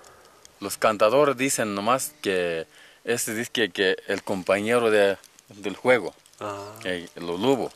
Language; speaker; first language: Spanish; non-native, local second language; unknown